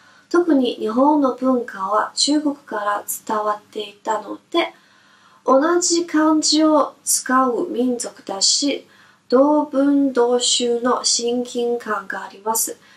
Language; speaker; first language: Japanese; non-native, fluent; Chinese